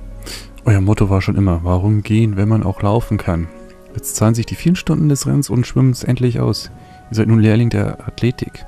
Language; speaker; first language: German; native; German